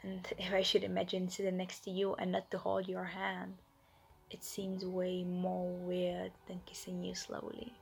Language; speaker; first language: English; non-native, fluent; Slovak